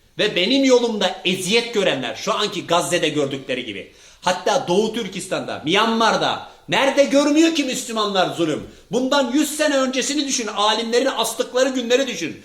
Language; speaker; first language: Turkish; early bilingual, heritage; Turkish